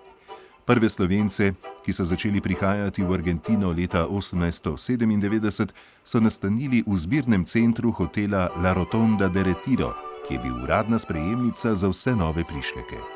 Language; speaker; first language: Slovenian; native; Slovenian